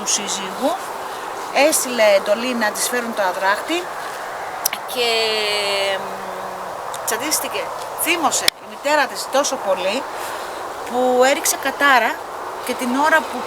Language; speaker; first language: Greek; native; Greek